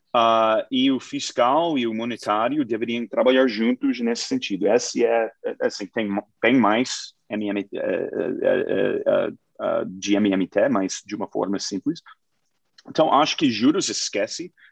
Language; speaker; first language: Portuguese; non-native, fluent; English